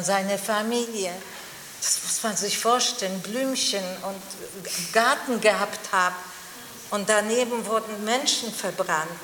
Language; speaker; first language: German; non-native, fluent; Polish